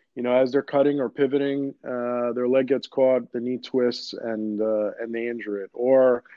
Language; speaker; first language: English; early bilingual, other home language; Greek